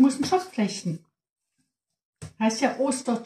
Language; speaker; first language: German; native; German